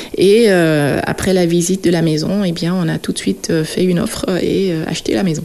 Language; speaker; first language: French; non-native, fluent; Dutch